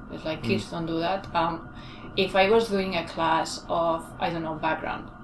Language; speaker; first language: English; non-native, fluent; Spanish